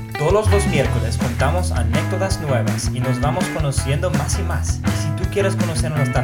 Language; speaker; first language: Spanish; non-native, fluent; English